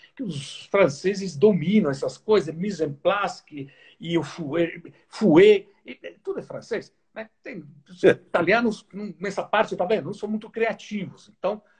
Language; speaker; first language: Portuguese; non-native, fluent; Italian